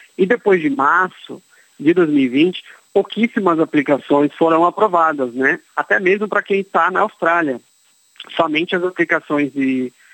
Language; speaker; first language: Portuguese; native; Portuguese